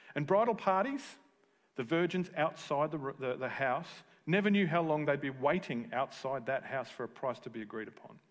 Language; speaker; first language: English; native; English